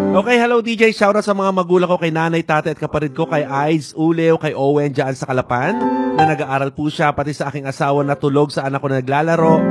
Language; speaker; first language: Filipino; native; Filipino